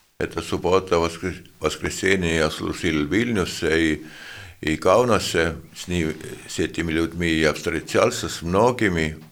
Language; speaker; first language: Russian; non-native, fluent; Estonian